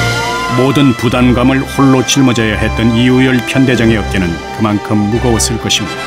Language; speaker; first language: Korean; native; Korean